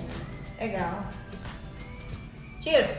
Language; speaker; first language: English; non-native, learner; Indonesian